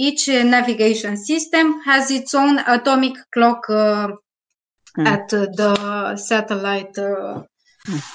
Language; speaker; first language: English; non-native, learner; Romanian